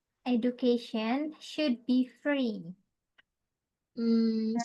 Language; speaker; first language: English; non-native, fluent; Indonesian